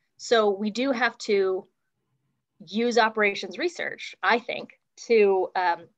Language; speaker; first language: English; native; English